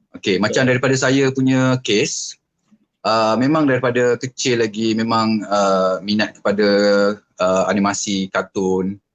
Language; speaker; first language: Malay; native; Malay